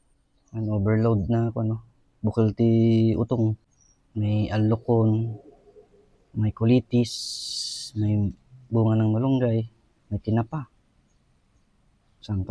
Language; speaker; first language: Filipino; non-native, local second language; Iloko